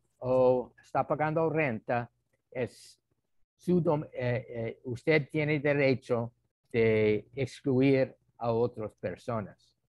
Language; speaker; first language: Spanish; non-native, fluent; English